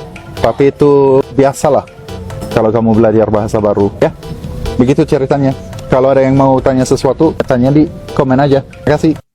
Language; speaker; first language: Indonesian; non-native, learner; Swedish